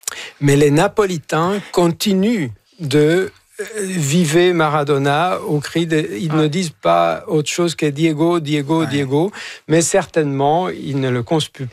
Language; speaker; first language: French; non-native, fluent; Spanish